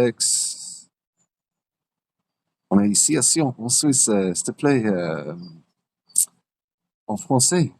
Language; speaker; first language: French; non-native, learner; English